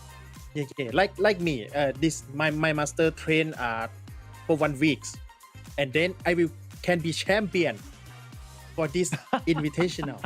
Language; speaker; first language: English; non-native, learner; Thai